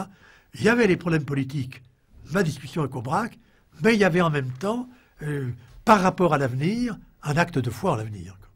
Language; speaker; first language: French; native; French